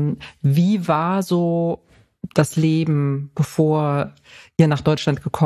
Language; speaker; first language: German; native; German